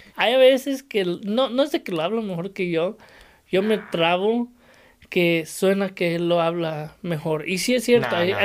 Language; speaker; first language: Spanish; native; Spanish